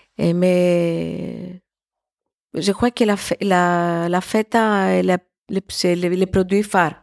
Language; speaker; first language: French; non-native, fluent; Greek